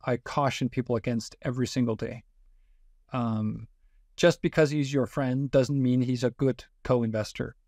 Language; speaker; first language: English; non-native, fluent; Danish